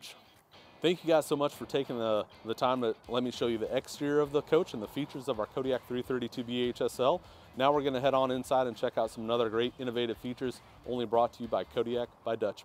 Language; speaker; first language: English; native; English